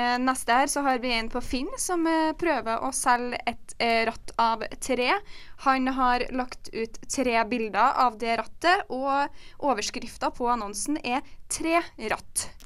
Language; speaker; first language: Norwegian; native; Norwegian